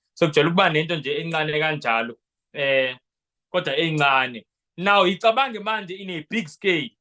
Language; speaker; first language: Zulu; non-native, local second language; Xhosa